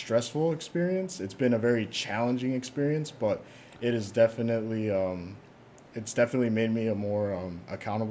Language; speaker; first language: English; native; English